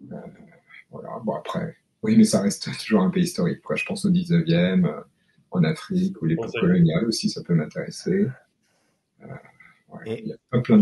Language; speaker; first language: French; native; French